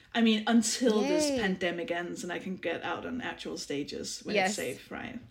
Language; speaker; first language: English; non-native, fluent; Danish